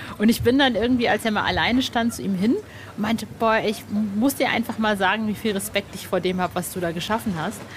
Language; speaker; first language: German; native; German